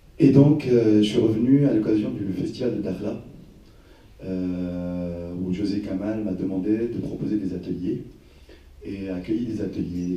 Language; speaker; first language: French; non-native, local second language; Arabic